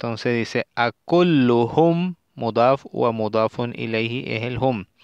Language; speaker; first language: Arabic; non-native, fluent; Spanish